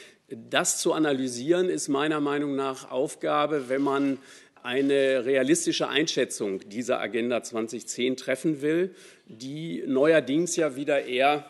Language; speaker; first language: German; native; German